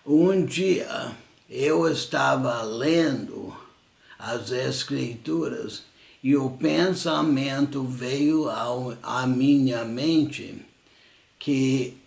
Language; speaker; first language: Portuguese; non-native, fluent; English